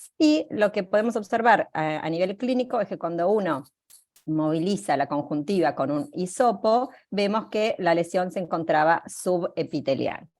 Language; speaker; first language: Spanish; native; Spanish